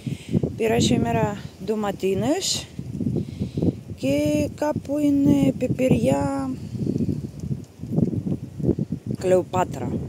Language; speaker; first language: Greek; non-native, fluent; Russian